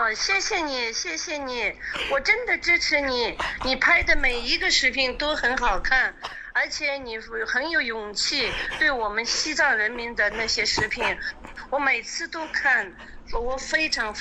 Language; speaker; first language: Chinese; non-native, local second language; Tibetan